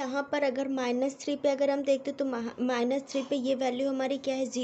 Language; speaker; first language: Hindi; native; Hindi